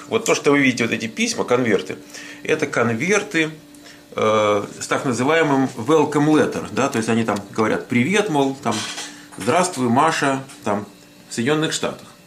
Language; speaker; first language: Russian; native; Russian